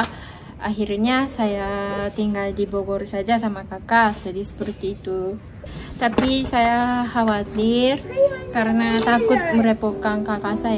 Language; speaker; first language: Indonesian; non-native, fluent; Japanese